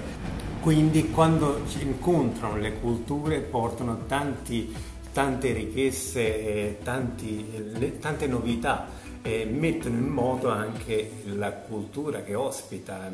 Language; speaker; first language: Italian; non-native, fluent; Urdu